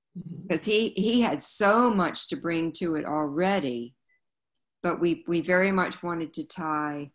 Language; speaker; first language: English; native; English